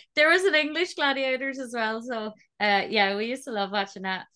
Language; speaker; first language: English; native; English